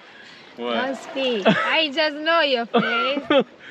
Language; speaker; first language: English; non-native, learner; Spanish